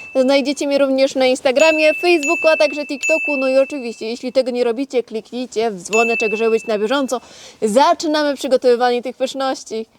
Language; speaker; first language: Polish; native; Polish